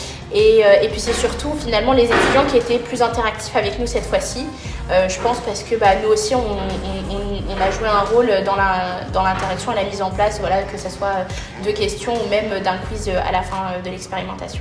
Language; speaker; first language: French; native; French